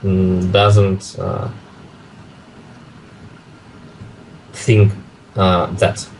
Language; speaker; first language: English; non-native, learner; Russian